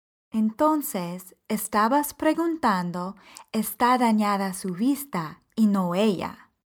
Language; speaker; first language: Spanish; non-native, fluent; English